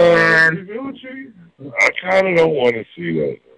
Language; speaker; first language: English; native; English